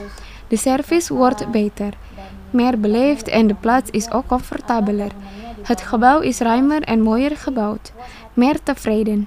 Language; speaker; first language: Dutch; non-native, fluent; Indonesian